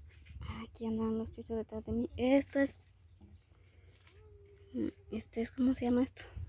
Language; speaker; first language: Spanish; native; Spanish